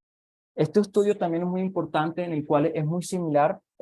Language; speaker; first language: Spanish; native; Spanish